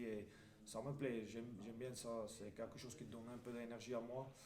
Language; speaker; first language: French; non-native, fluent; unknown